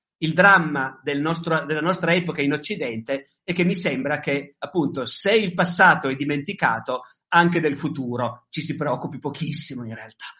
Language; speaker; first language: Italian; native; Italian